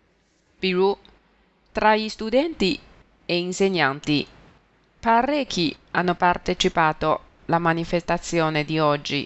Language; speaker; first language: Italian; non-native, fluent; Chinese